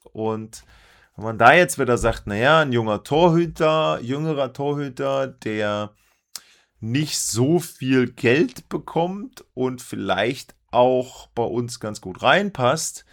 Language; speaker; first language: German; native; German